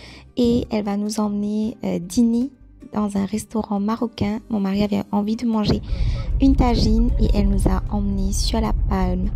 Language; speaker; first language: French; non-native, local second language; Morisyen